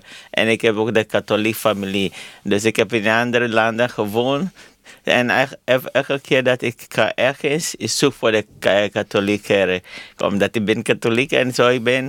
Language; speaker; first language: Dutch; non-native, learner; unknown